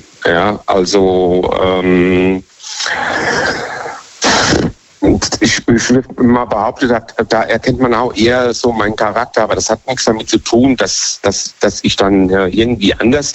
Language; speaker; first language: German; native; German